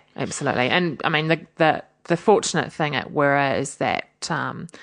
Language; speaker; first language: English; native; English